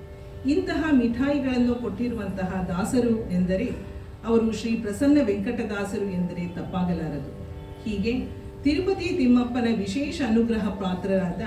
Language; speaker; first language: Kannada; native; Kannada